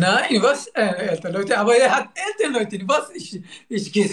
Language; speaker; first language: German; non-native, learner; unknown